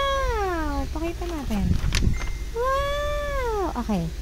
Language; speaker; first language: Filipino; native; Filipino